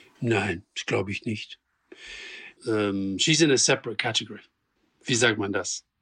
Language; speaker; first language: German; non-native, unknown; English